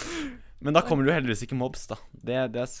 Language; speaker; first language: Norwegian; native; Norwegian